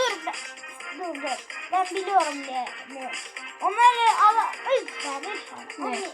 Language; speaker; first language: Turkish; early bilingual, other home language; Arabic